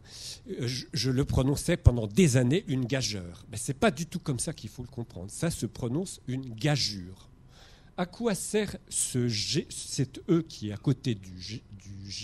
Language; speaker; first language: French; native; French